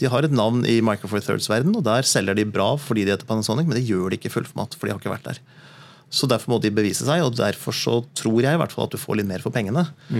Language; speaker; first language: Norwegian; native; Norwegian